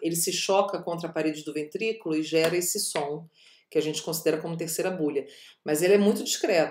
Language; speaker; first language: Portuguese; native; Portuguese